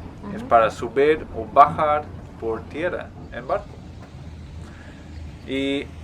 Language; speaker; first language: Spanish; non-native, fluent; English